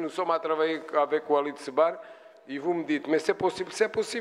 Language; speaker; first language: French; non-native, fluent; Portuguese